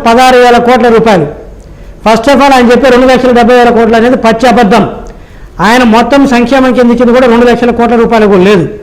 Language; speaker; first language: Telugu; native; Telugu